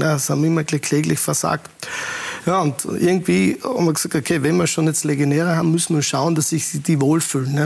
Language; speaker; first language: German; native; German